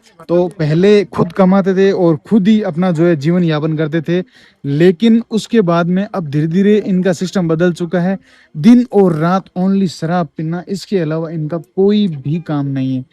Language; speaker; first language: Hindi; native; Hindi